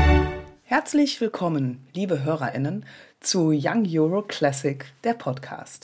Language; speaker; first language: German; native; German